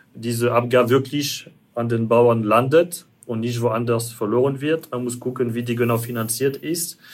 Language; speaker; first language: German; non-native, fluent; French